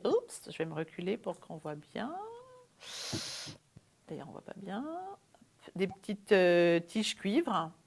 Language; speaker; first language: French; native; French